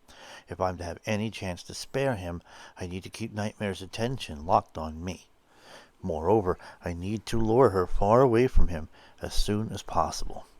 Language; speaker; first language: English; native; English